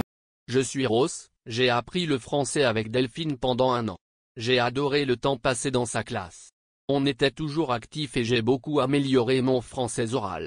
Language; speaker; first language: French; non-native, learner; Chinese